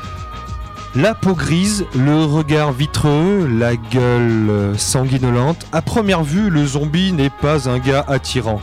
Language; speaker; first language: French; native; French